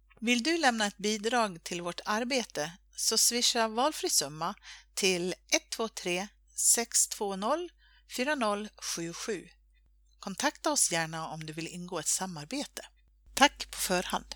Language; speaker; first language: Swedish; native; Swedish